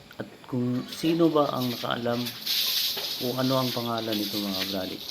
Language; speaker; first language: Filipino; native; Filipino